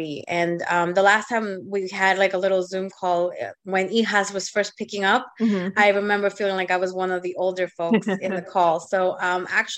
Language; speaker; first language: English; native; English